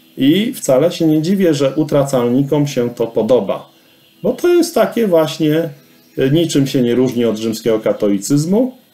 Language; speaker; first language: Polish; native; Polish